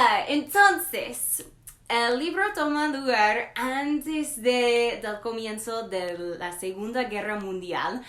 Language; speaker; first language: Spanish; non-native, learner; English